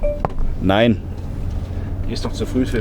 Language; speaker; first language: German; native; German